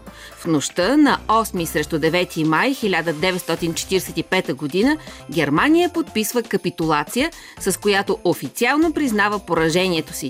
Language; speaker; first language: Bulgarian; native; Bulgarian